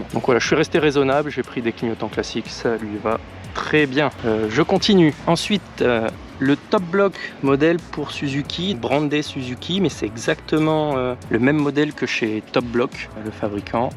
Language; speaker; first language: French; native; French